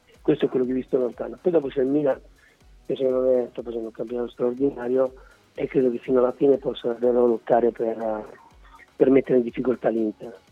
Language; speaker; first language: Italian; native; Italian